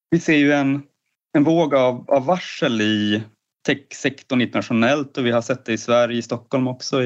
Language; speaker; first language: Swedish; native; Swedish